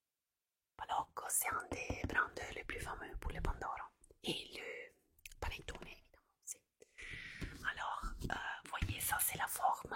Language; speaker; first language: French; non-native, fluent; Italian